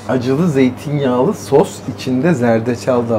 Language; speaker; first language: Turkish; native; Turkish